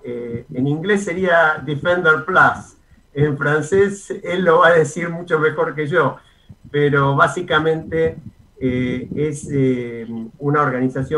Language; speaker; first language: Spanish; native; Spanish